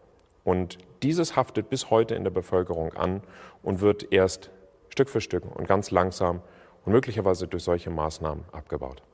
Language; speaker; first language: German; native; German